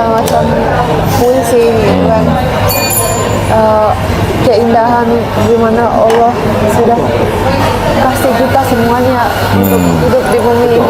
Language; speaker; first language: Indonesian; non-native, fluent; Finnish